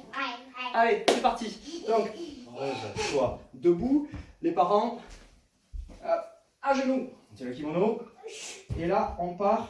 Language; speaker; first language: French; native; French